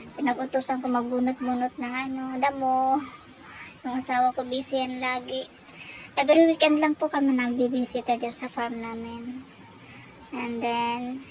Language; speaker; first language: Filipino; non-native, local second language; Bikol